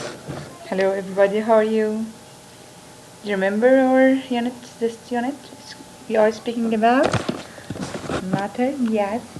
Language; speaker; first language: English; non-native, fluent; Arabic